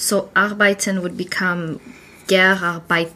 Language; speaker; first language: German; non-native, learner; English